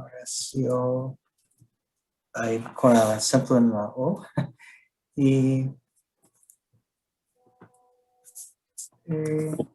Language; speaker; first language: Spanish; non-native, learner; English